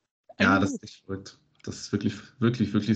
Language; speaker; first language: German; native; German